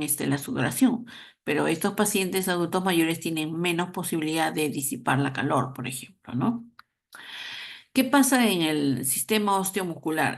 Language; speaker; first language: Spanish; native; Spanish